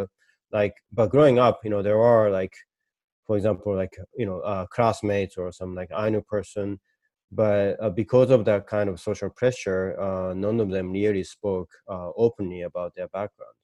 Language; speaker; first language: English; non-native, fluent; Japanese